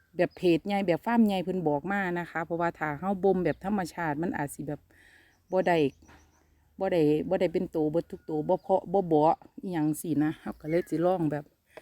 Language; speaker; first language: Thai; native; Thai